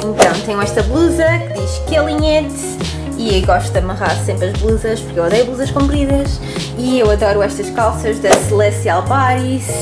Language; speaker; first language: Portuguese; early bilingual, heritage; Portuguese